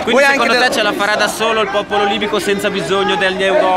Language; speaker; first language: Italian; native; Italian